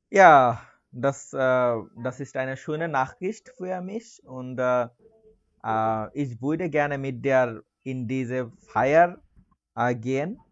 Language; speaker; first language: German; non-native, learner; Bangla